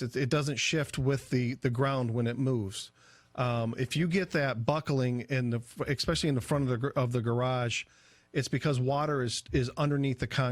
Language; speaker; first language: English; native; English